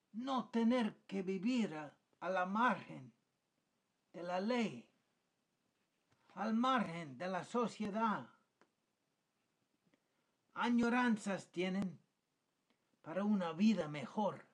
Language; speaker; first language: Spanish; non-native, fluent; English